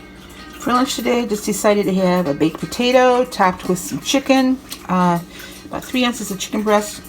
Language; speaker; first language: English; native; English